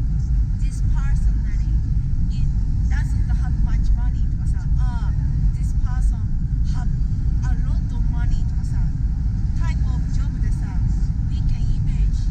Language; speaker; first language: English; non-native, learner; Japanese